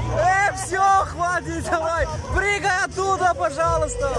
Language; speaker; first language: Russian; non-native, fluent; Tajik